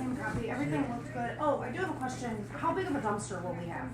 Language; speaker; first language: English; native; English